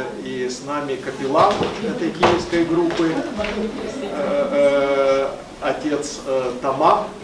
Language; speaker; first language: Russian; native; Russian